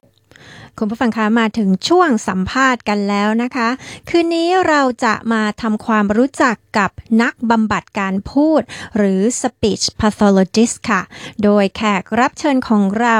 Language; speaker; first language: Thai; native; Thai